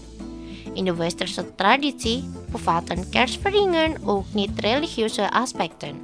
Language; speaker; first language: Dutch; non-native, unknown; Indonesian